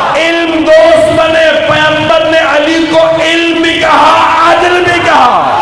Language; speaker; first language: Urdu; early bilingual, heritage; Urdu